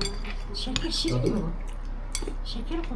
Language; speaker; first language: Turkish; native; Turkish